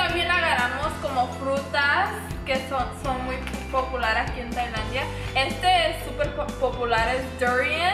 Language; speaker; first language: Spanish; early bilingual, other home language; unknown